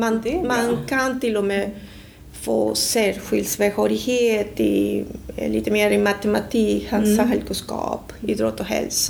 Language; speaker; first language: Swedish; non-native, fluent; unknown